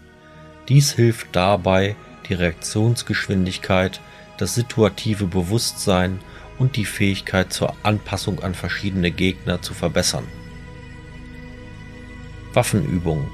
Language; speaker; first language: German; native; German